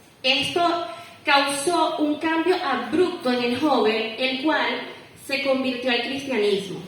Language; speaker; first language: Spanish; native; Spanish